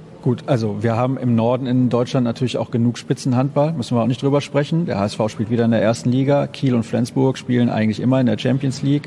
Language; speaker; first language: German; native; German